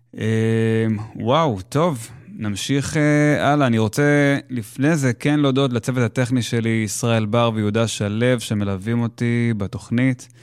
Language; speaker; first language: Hebrew; native; Hebrew